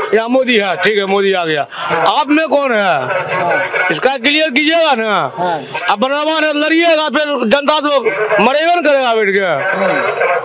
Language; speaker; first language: Hindi; native; Hindi